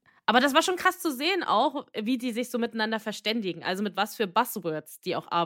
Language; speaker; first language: German; native; German